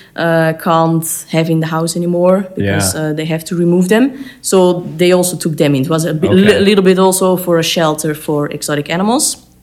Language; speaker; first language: English; non-native, fluent; Dutch